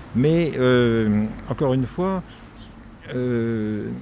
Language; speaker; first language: French; native; French